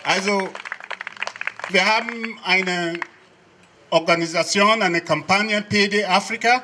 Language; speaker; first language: German; non-native, fluent; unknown